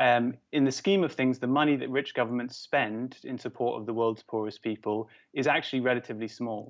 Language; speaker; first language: English; native; English